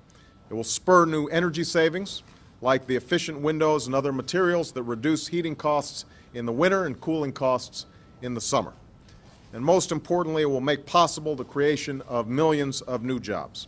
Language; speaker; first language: English; native; English